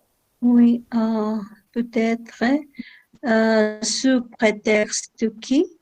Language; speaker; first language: French; non-native, learner; Spanish